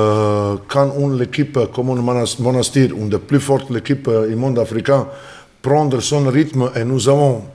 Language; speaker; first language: French; non-native, learner; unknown